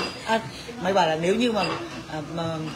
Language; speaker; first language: English; non-native, learner; Vietnamese